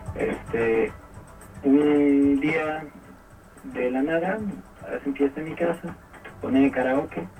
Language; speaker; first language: Spanish; native; Spanish